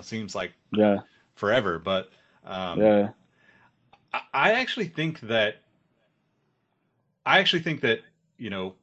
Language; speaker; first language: English; native; English